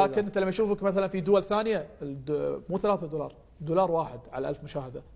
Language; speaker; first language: Arabic; native; Arabic